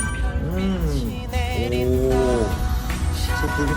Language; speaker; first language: English; non-native, learner; Korean